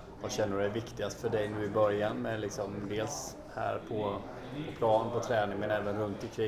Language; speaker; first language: Swedish; native; Swedish